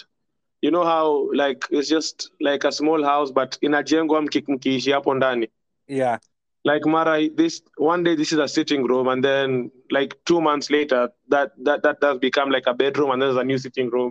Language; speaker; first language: English; non-native, local second language; Swahili